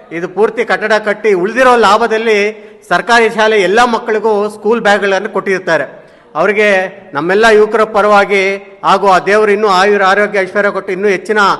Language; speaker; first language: Kannada; native; Kannada